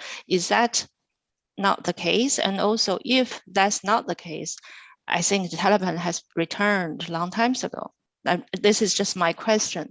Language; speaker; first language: English; non-native, fluent; Chinese